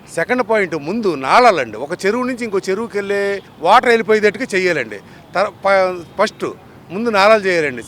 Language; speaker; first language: Telugu; native; Telugu